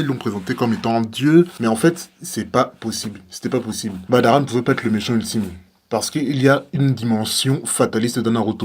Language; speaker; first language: French; native; French